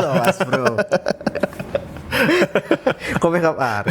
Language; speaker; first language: Indonesian; native; Indonesian